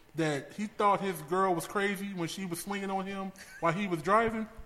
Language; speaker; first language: English; native; English